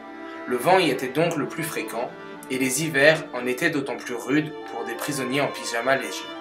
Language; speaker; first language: French; native; French